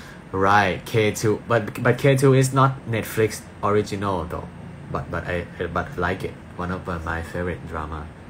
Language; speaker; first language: English; non-native, fluent; Thai